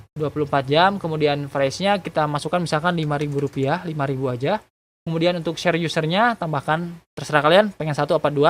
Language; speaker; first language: Indonesian; native; Indonesian